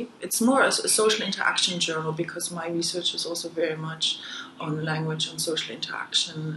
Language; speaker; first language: English; non-native, fluent; German